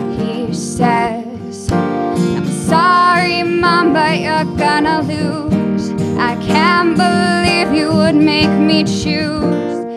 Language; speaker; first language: English; native; English